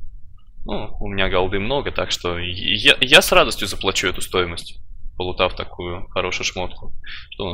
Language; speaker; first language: Russian; native; Russian